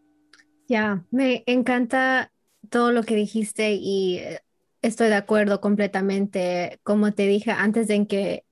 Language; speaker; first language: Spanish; early bilingual, heritage; English